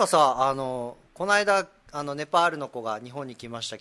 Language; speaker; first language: Japanese; native; Japanese